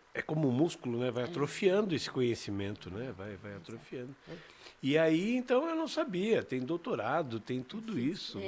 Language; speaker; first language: Portuguese; native; Portuguese